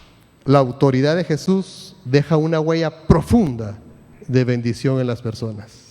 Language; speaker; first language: Spanish; native; Spanish